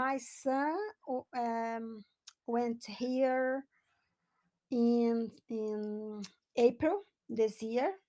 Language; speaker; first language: English; non-native, learner; Portuguese